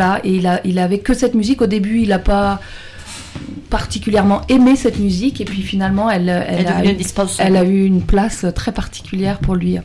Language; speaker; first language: French; native; French